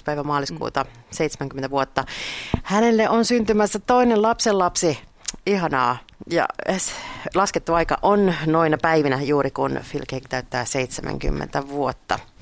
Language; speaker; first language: Finnish; native; Finnish